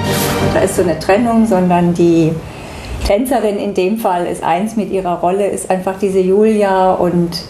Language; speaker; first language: German; native; German